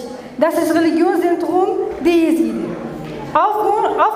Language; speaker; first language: German; non-native, learner; Kurdish